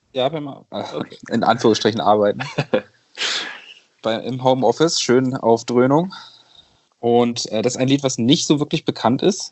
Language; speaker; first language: German; native; German